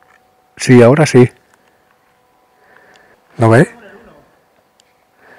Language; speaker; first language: Spanish; native; Spanish